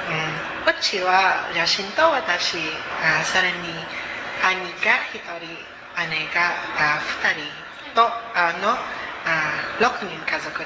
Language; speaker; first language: Japanese; non-native, learner; Cebuano